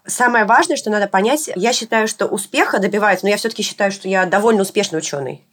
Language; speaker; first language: Russian; native; Russian